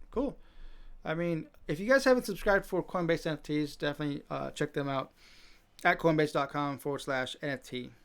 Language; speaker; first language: English; native; English